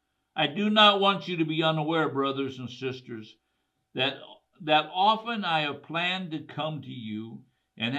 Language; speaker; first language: English; native; English